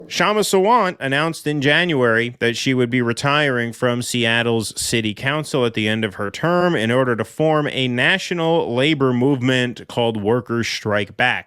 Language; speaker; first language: English; native; English